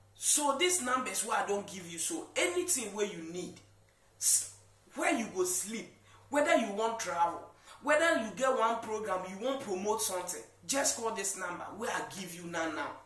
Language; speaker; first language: Nigerian Pidgin; non-native, fluent; Akan